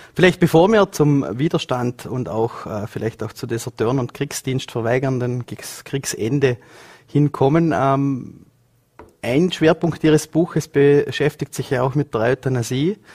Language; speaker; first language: German; native; German